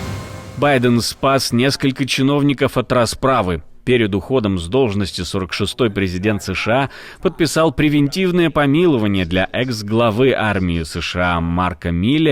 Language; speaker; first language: Russian; native; Russian